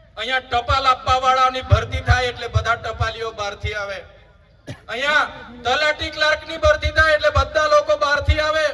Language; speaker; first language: Gujarati; non-native, local second language; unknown